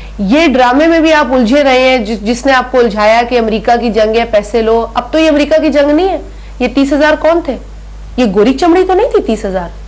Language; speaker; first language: Urdu; non-native, local second language; Sindhi